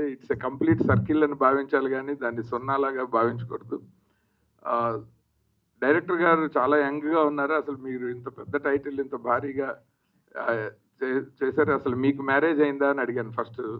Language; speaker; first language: Telugu; native; Telugu